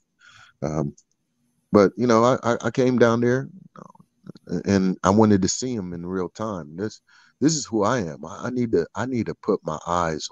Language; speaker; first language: English; early bilingual, other home language; Filipino